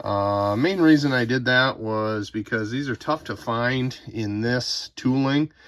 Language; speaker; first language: English; native; English